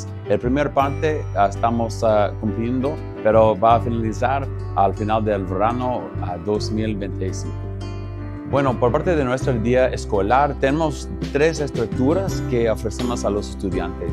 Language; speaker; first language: Spanish; non-native, fluent; English